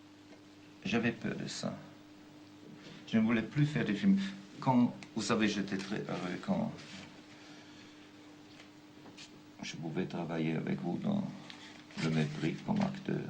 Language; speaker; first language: French; non-native, fluent; German